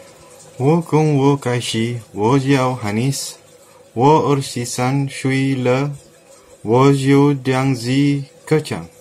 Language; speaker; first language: Chinese; non-native, learner; Malay